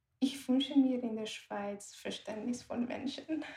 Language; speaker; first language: German; non-native, learner; Persian